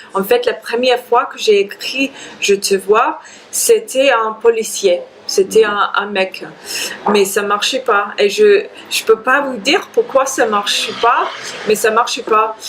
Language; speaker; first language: French; non-native, fluent; English